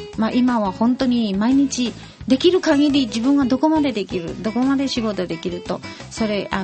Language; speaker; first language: Japanese; non-native, fluent; Chinese